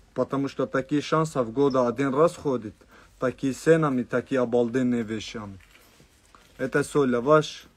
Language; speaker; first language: Russian; non-native, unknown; Turkish